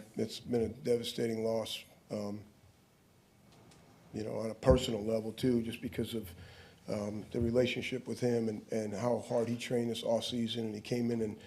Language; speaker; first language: English; native; English